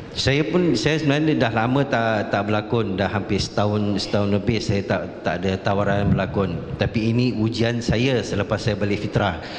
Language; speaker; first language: Malay; non-native, local second language; Chinese